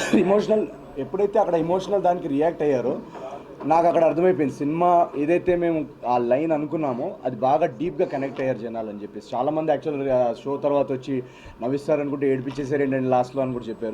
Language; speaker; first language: Telugu; native; Telugu